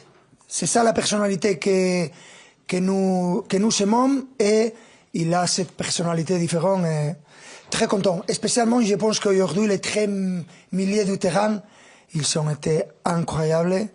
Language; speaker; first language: French; non-native, fluent; Spanish